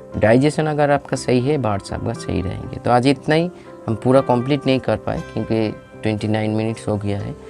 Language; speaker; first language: Hindi; non-native, local second language; Bangla